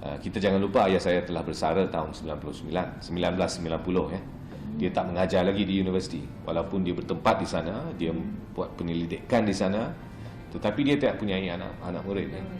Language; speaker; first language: Malay; non-native, local second language; English